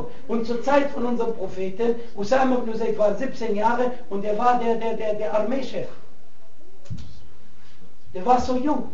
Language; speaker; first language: German; non-native, fluent; Arabic